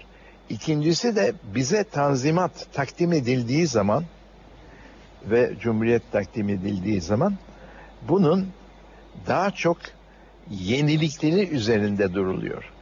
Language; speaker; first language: Turkish; native; Turkish